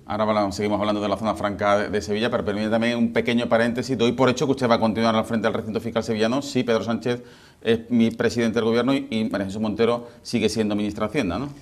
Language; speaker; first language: Spanish; native; Spanish